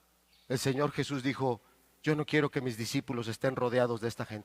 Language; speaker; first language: Spanish; native; Spanish